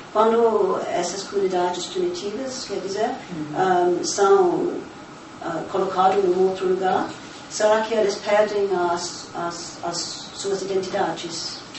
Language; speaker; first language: Portuguese; non-native, fluent; English